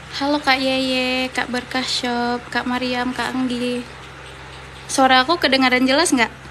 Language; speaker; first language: Indonesian; native; Indonesian